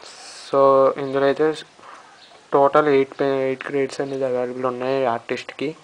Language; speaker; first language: English; non-native, learner; Telugu